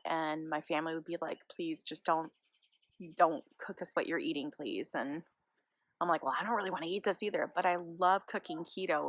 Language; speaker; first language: English; native; English